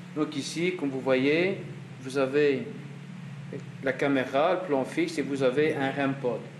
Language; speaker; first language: French; native; French